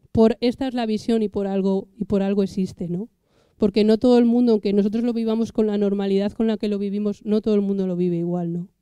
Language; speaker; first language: Spanish; native; Spanish